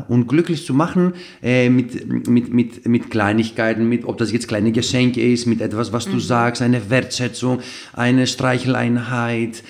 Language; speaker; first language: German; non-native, fluent; Greek